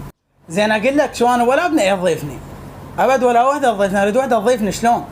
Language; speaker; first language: Arabic; native; Arabic